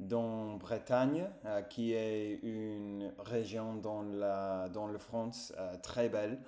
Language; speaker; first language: French; non-native, fluent; English